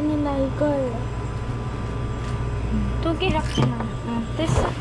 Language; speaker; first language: Korean; early bilingual, other home language; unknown